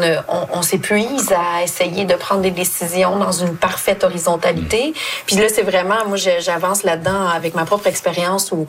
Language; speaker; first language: French; native; French